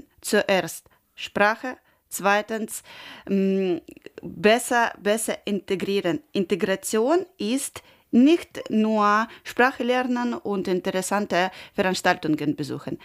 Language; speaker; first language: German; non-native, learner; Ukrainian